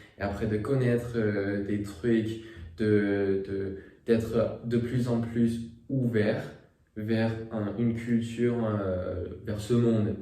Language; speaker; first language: French; non-native, fluent; Chinese